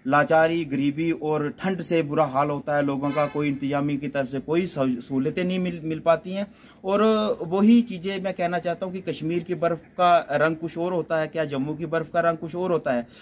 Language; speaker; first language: Hindi; native; Hindi